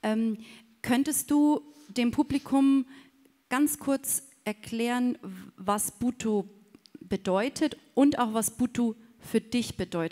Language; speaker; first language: German; native; German